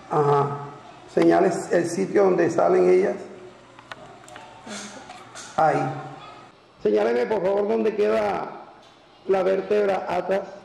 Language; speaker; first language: Spanish; native; Spanish